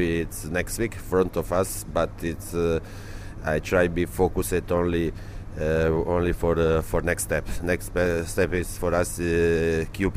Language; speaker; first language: English; non-native, learner; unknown